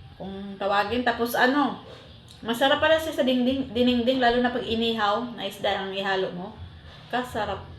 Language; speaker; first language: Filipino; non-native, local second language; Cebuano